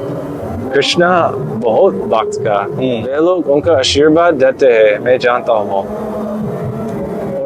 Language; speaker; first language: Hindi; non-native, learner; English